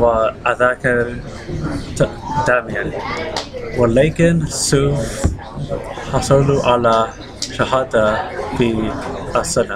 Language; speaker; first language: Arabic; non-native, learner; English